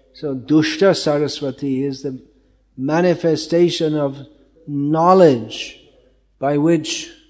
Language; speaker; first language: English; native; English